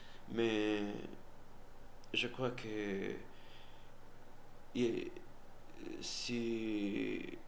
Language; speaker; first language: French; non-native, learner; Spanish